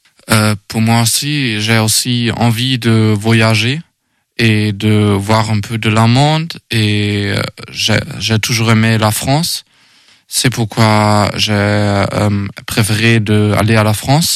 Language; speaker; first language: French; non-native, learner; German